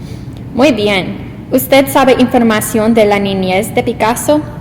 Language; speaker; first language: Spanish; non-native, learner; English